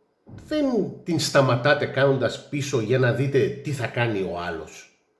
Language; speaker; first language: Greek; native; Greek